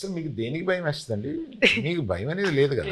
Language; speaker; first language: Telugu; native; Telugu